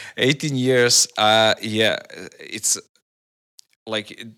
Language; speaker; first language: English; non-native, learner; Serbian